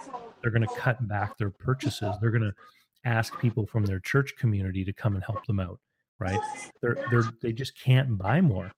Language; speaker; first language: English; native; English